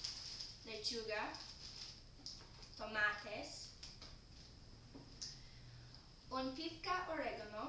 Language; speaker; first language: Spanish; non-native, learner; English